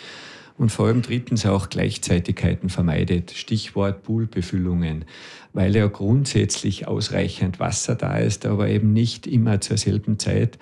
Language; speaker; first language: German; native; German